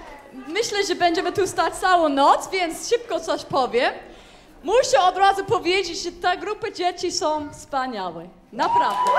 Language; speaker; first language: Polish; non-native, learner; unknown